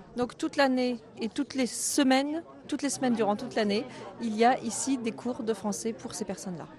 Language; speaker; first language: French; native; French